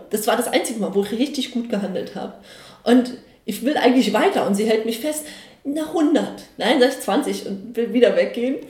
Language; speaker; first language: German; early bilingual, other home language; Chinese